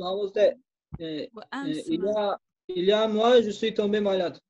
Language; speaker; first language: French; non-native, learner; Kurdish